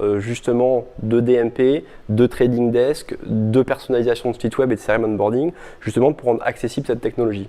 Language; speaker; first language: French; native; French